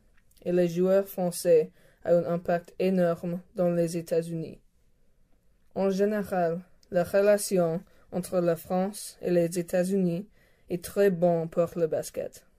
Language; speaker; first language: French; non-native, learner; English